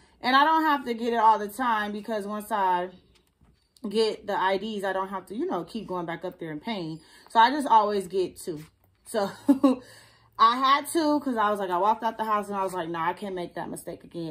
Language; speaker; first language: English; native; English